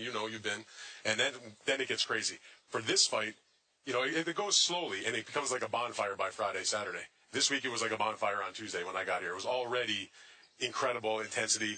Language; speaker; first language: English; native; English